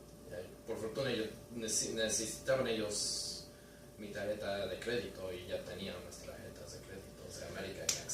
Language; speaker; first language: Spanish; early bilingual, heritage; Spanish